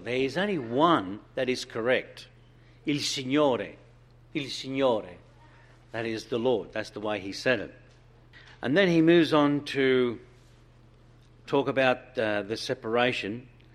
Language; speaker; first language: English; non-native, fluent; Italian